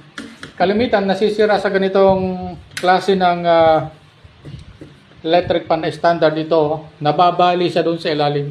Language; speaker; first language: Filipino; native; Filipino